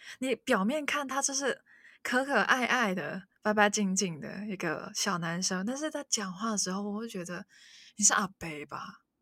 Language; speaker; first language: Chinese; non-native, local second language; Cantonese